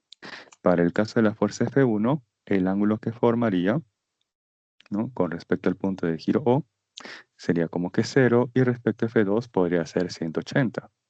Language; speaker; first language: Spanish; native; Spanish